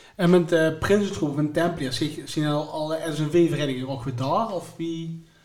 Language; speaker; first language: Dutch; native; Dutch